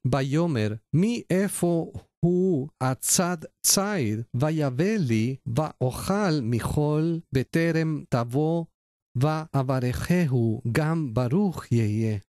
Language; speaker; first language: Hebrew; non-native, learner; Spanish